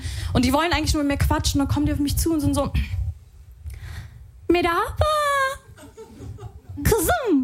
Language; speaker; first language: German; early bilingual, other home language; Arabic